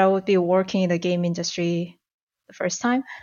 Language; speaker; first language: English; non-native, fluent; Korean